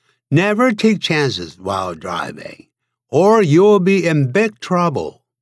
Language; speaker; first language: English; non-native, fluent; Chinese